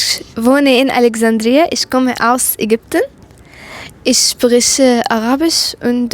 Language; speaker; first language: German; non-native, learner; Arabic